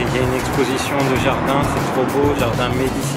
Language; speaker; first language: French; native; French